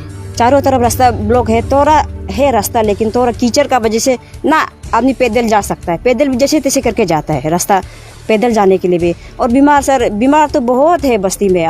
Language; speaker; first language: Hindi; non-native, local second language; Karbi